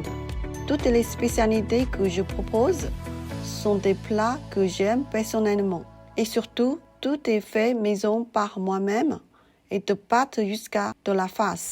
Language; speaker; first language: French; non-native, fluent; Chinese